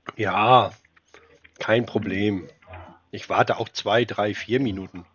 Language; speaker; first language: German; native; German